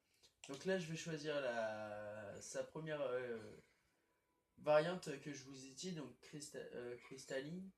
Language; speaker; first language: French; native; French